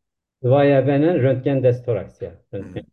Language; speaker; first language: German; non-native, learner; Turkish